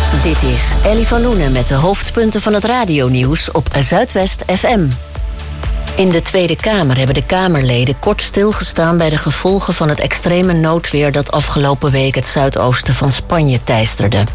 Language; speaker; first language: Dutch; native; Dutch